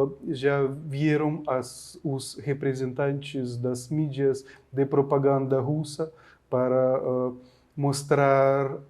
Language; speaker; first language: Portuguese; non-native, fluent; Ukrainian